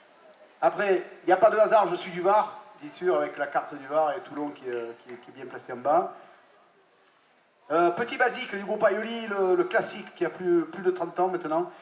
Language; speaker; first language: French; native; French